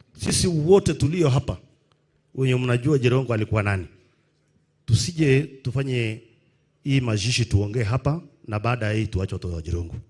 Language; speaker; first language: Swahili; non-native, local second language; Kalenjin